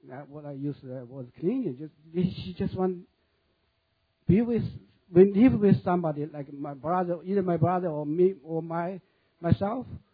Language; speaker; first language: English; non-native, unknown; Chinese